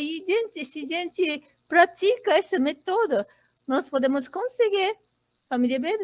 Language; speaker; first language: Portuguese; non-native, learner; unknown